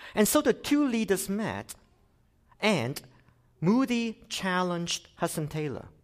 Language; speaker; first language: English; non-native, local second language; Cantonese